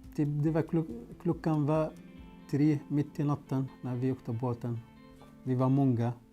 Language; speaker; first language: Swedish; non-native, fluent; Arabic